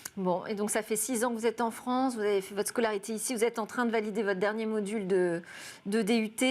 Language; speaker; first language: French; native; French